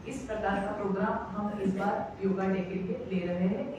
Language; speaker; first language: Hindi; non-native, local second language; Marathi